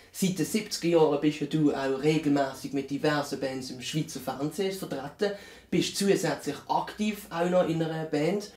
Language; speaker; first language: German; native; German